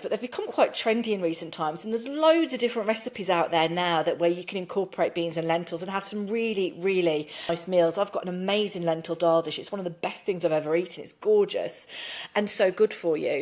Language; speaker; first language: English; native; English